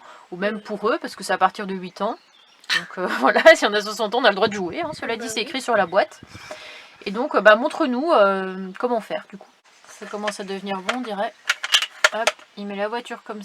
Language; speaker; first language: French; native; French